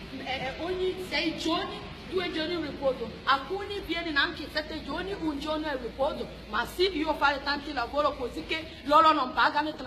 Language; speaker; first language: Italian; non-native, learner; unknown